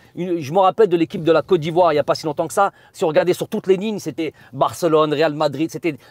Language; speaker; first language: French; native; French